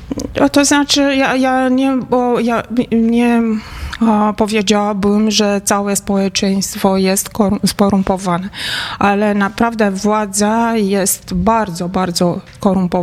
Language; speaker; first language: Polish; non-native, fluent; Romanian